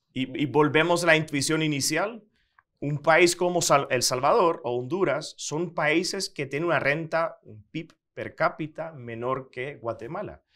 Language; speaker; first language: Spanish; non-native, fluent; Dutch